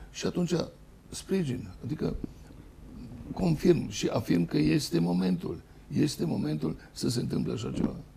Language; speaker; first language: Romanian; native; Romanian